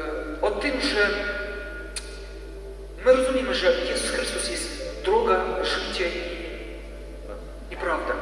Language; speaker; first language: Polish; non-native, learner; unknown